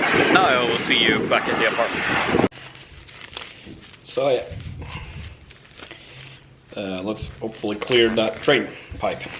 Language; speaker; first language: English; non-native, fluent; Swedish